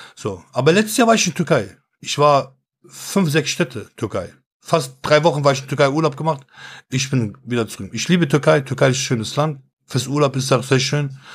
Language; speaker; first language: German; early bilingual, other home language; Kurdish